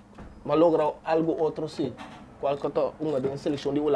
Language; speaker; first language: Dutch; non-native, local second language; Papiamento